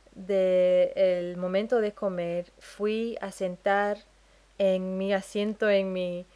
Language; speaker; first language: Spanish; non-native, fluent; English